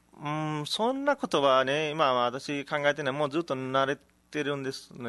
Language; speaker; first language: Japanese; non-native, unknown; Nepali